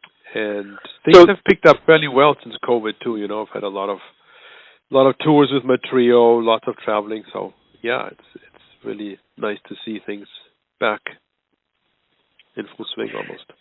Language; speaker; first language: English; non-native, fluent; German